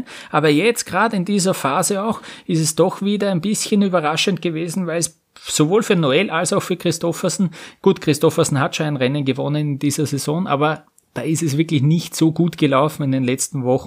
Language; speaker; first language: German; native; German